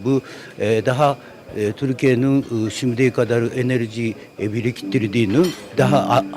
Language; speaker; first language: Turkish; non-native, learner; Japanese